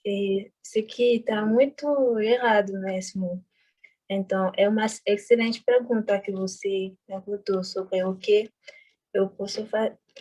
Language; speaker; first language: Portuguese; non-native, fluent; French